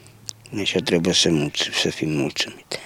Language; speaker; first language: Romanian; non-native, local second language; Hungarian